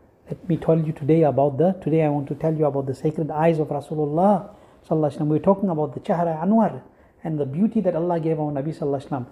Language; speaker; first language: English; native; English